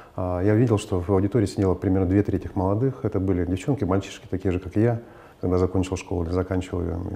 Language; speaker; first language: Russian; native; Russian